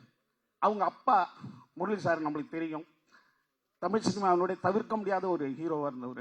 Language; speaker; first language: Tamil; native; Tamil